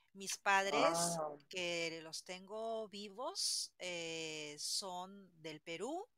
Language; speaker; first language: Spanish; native; Spanish